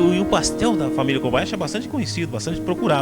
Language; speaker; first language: Portuguese; native; Portuguese